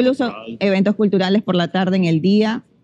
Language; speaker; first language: Spanish; native; Spanish